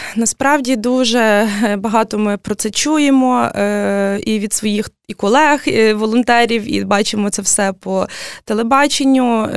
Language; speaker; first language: Ukrainian; native; Ukrainian